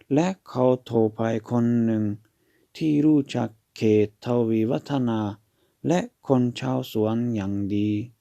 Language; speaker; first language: Thai; non-native, fluent; Hungarian